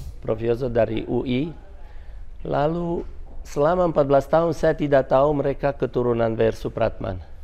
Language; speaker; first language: Indonesian; non-native, fluent; Croatian